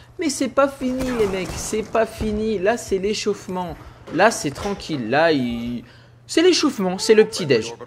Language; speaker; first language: French; native; French